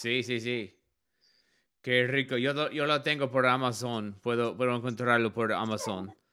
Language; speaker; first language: Spanish; non-native, learner; English